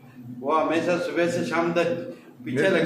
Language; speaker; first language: Hindi; non-native, local second language; Marathi